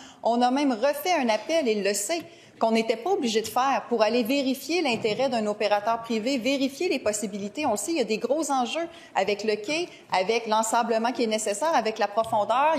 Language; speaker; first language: French; native; French